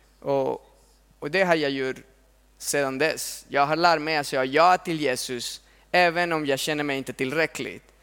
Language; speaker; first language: Swedish; non-native, fluent; Spanish